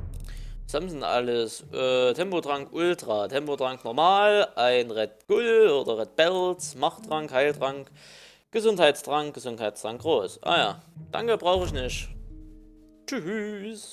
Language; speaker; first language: German; native; German